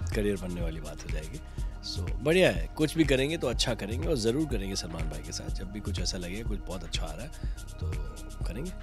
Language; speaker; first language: Hindi; native; Hindi